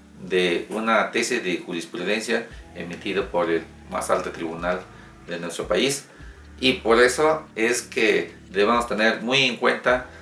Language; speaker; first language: Spanish; native; Spanish